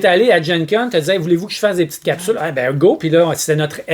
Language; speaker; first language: French; native; French